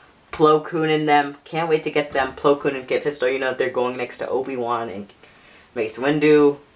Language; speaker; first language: English; native; English